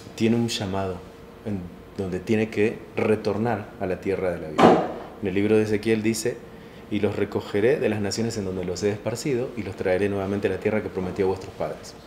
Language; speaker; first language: Spanish; native; Spanish